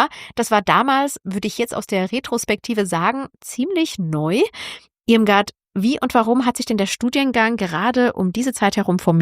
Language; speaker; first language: German; native; German